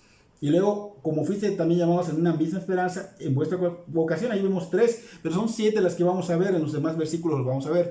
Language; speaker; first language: Spanish; native; Spanish